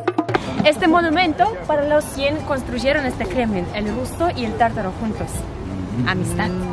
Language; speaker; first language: Spanish; non-native, learner; Tatar